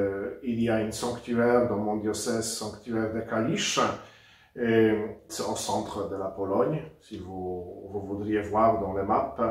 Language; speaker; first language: French; non-native, fluent; Polish